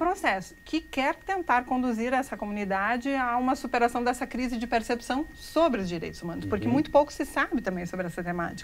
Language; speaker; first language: Portuguese; native; Portuguese